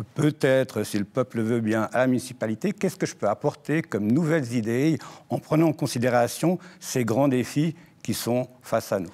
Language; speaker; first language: French; native; French